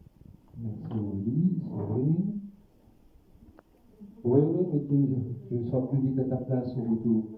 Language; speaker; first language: French; native; French